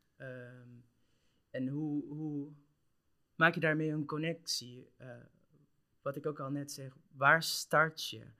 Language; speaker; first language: Dutch; non-native, local second language; Papiamento